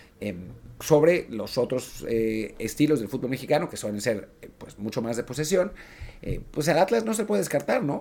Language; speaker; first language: Spanish; native; Spanish